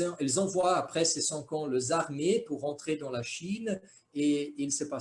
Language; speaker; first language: French; non-native, fluent; Portuguese